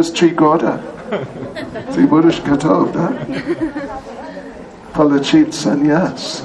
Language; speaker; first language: Russian; non-native, learner; English